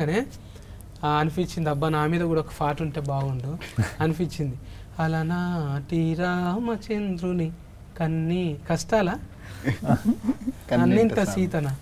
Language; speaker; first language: Telugu; native; Telugu